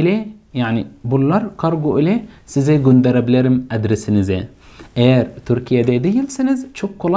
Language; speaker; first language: Turkish; non-native, fluent; Arabic